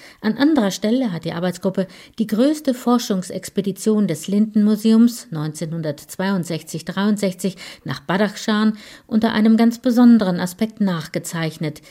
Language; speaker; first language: German; native; German